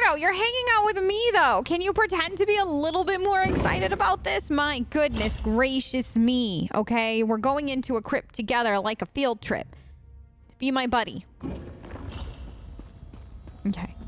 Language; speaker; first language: English; native; English